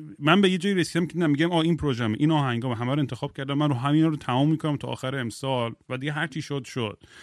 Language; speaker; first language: Persian; native; Persian